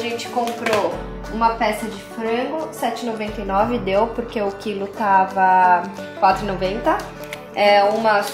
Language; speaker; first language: Portuguese; native; Portuguese